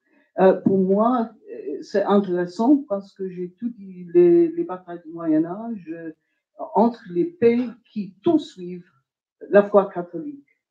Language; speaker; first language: French; non-native, fluent; English